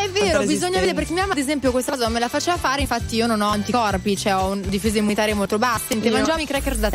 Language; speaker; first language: Italian; native; Italian